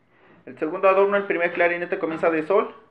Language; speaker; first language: Spanish; native; Spanish